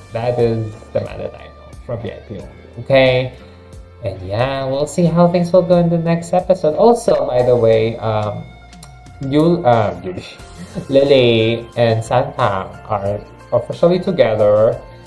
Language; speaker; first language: English; non-native, local second language; Filipino